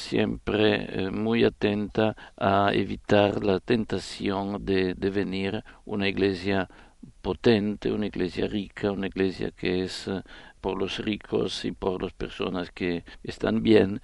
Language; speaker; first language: Spanish; non-native, fluent; Italian